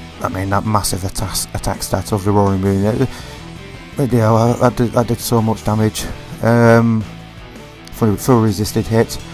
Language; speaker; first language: English; native; English